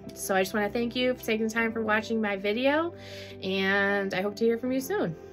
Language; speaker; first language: English; native; English